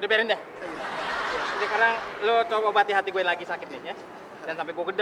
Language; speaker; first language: Indonesian; native; Indonesian